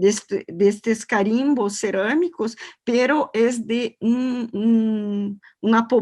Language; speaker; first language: Spanish; non-native, learner; Portuguese